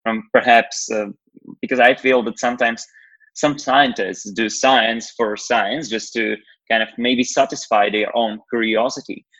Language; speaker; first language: English; non-native, fluent; Slovak